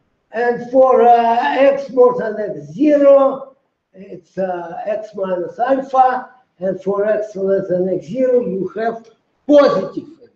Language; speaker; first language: English; non-native, fluent; Russian